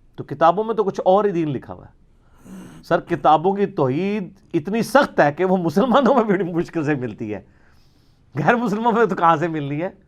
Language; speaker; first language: Urdu; non-native, local second language; Punjabi